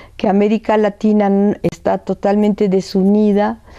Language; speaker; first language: Spanish; early bilingual, other home language; French